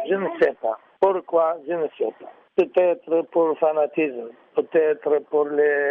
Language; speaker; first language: French; non-native, learner; Arabic